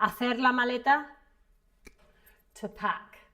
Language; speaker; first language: Spanish; non-native, fluent; English